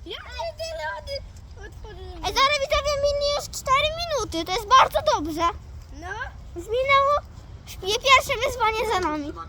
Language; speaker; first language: Polish; native; Polish